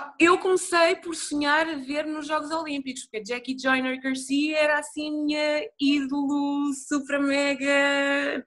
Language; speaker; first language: Portuguese; early bilingual, other home language; Upper Guinea Crioulo